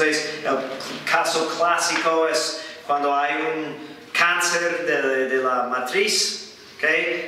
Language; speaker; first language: Spanish; non-native, fluent; English